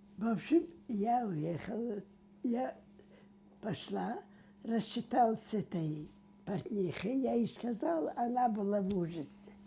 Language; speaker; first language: Russian; non-native, local second language; Yiddish